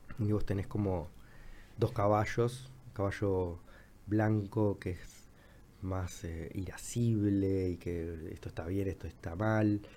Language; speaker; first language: Spanish; native; Spanish